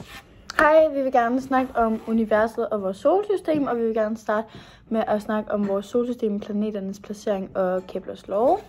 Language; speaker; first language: Danish; native; Danish